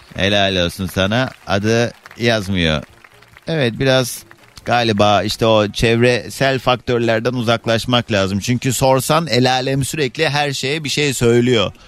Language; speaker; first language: Turkish; native; Turkish